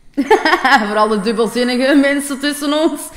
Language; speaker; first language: Dutch; native; Dutch